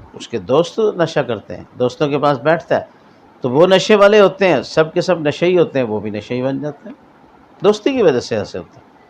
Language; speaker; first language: Urdu; non-native, local second language; Punjabi